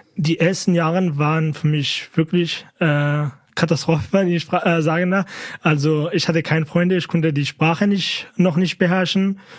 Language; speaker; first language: German; non-native, fluent; Kurdish